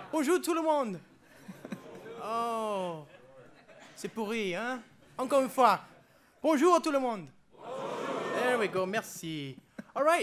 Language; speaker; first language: French; non-native, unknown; English